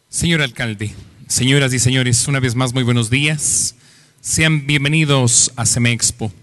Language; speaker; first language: Spanish; native; Spanish